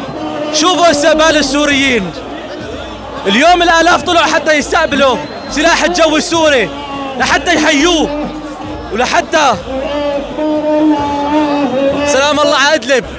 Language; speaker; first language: Arabic; native; Arabic